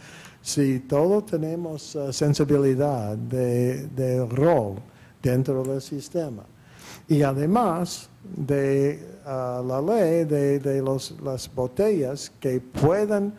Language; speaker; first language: Spanish; non-native, fluent; English